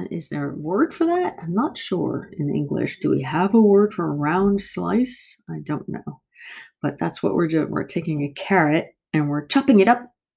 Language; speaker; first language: English; native; English